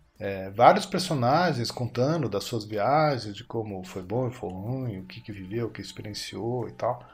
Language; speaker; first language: Portuguese; native; Portuguese